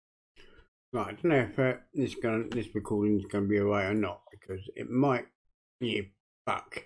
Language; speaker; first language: English; native; English